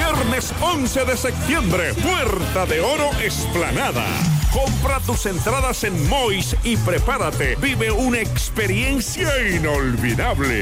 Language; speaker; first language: Spanish; native; Spanish